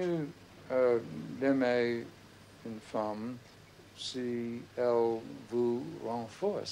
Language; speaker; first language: French; non-native, fluent; English